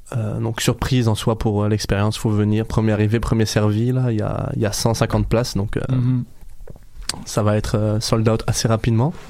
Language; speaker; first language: French; non-native, local second language; Arabic